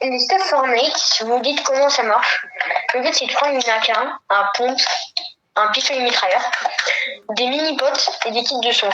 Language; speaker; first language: French; native; French